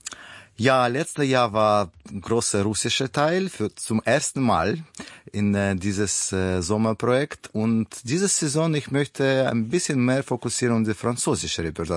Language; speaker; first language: German; non-native, learner; Russian